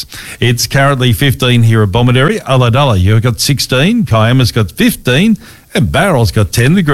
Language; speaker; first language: English; native; English